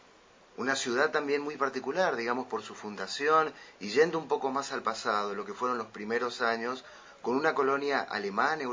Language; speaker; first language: Spanish; native; Spanish